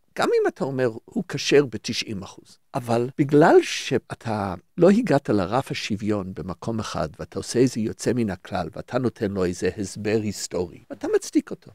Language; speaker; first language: Hebrew; early bilingual, other home language; English